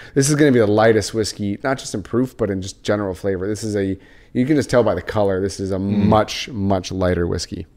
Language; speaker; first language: English; native; English